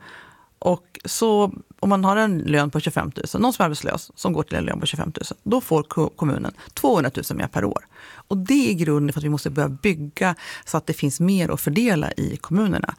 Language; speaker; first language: Swedish; native; Swedish